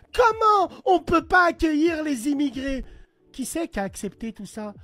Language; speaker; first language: French; native; French